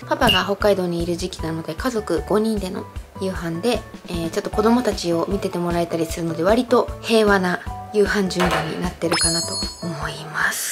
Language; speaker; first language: Japanese; native; Japanese